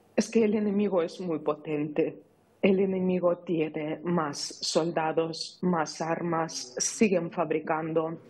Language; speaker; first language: Spanish; non-native, fluent; Ukrainian